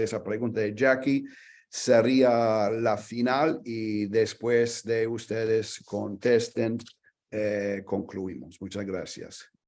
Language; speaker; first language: Spanish; non-native, fluent; English